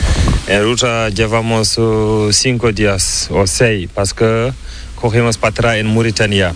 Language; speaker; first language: Spanish; non-native, learner; Fula